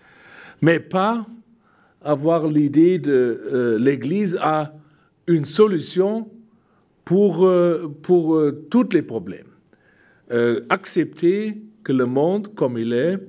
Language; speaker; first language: French; non-native, fluent; German